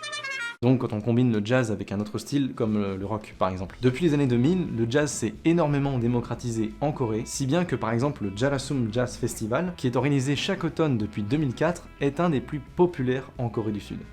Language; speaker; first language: French; native; French